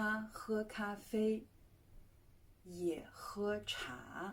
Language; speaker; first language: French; non-native, fluent; Chinese